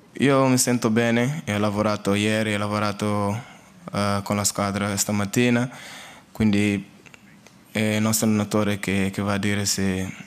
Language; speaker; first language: Italian; non-native, learner; Portuguese